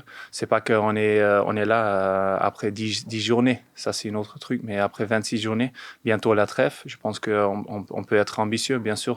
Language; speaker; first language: French; non-native, fluent; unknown